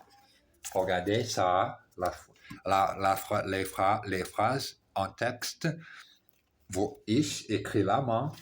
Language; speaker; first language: French; non-native, learner; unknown